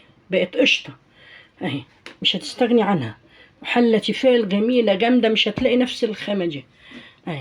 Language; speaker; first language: Arabic; native; Arabic